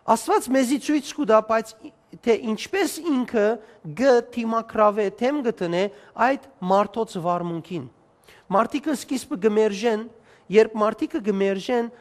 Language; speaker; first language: Armenian; native; Armenian